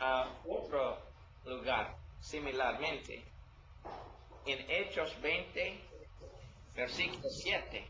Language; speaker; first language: Spanish; non-native, learner; English